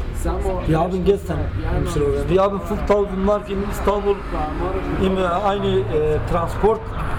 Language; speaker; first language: German; non-native, learner; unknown